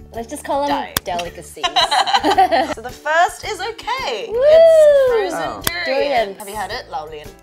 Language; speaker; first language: English; native; English